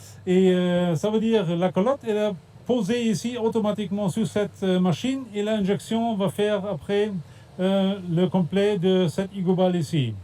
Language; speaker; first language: French; non-native, fluent; German